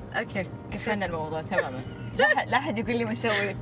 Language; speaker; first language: Arabic; native; Arabic